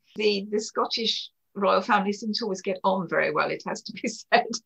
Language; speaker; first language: English; native; English